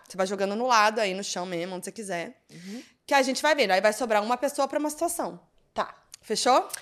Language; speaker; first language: Portuguese; native; Portuguese